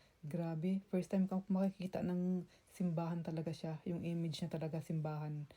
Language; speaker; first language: Filipino; non-native, local second language; Cebuano